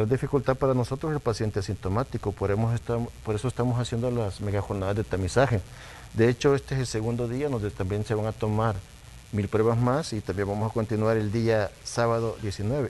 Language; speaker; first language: Spanish; native; Spanish